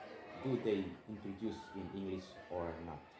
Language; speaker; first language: English; non-native, learner; Indonesian